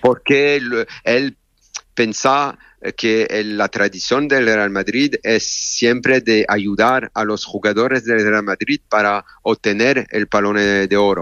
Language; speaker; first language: Spanish; non-native, learner; French